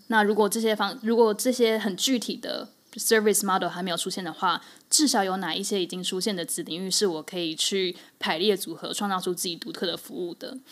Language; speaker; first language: Chinese; native; Chinese